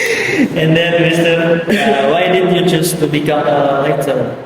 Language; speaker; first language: English; non-native, learner; Indonesian